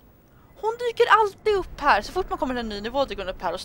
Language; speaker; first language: Swedish; native; Swedish